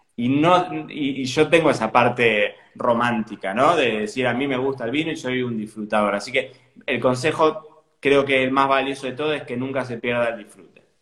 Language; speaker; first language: Spanish; native; Spanish